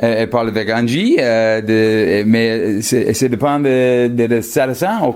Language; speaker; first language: French; non-native, learner; English